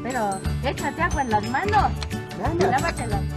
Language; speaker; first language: Spanish; native; Spanish